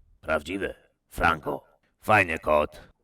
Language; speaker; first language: Polish; non-native, learner; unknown